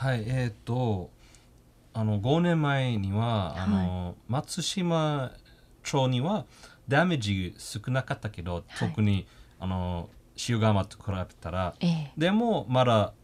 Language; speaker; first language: Japanese; non-native, fluent; English